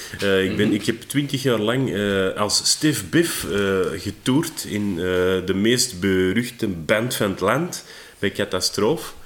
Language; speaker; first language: Dutch; native; Dutch